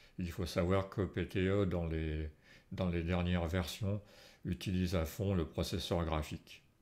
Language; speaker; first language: French; native; French